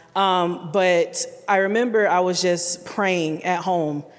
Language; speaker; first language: English; native; English